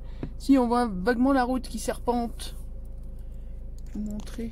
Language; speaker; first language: French; native; French